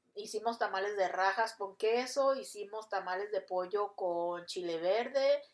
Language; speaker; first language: Spanish; early bilingual, heritage; Spanish